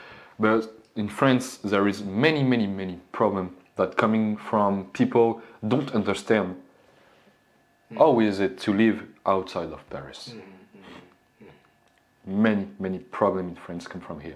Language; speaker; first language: English; non-native, learner; French